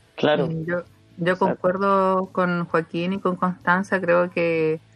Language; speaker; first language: Spanish; non-native, local second language; Aymara